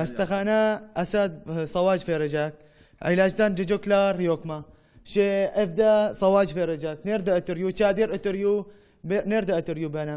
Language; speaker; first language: Turkish; non-native, learner; Arabic